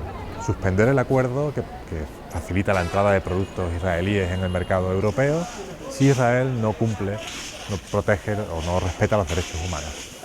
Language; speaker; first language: Spanish; native; Spanish